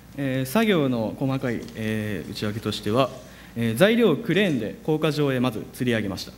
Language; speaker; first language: Japanese; native; Japanese